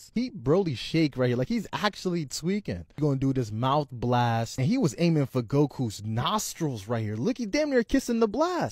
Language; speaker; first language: English; native; English